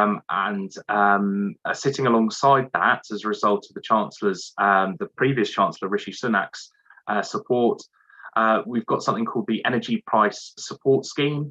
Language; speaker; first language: English; native; English